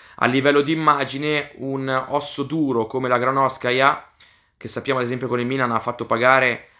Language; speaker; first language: Italian; native; Italian